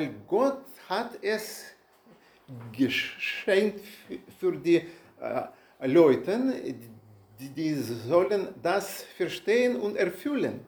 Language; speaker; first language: German; non-native, learner; Russian